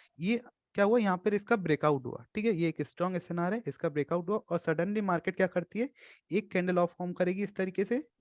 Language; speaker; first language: Hindi; native; Hindi